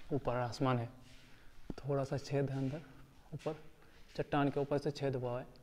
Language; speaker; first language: Hindi; native; Hindi